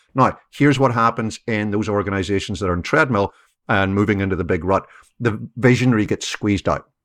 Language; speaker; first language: English; native; English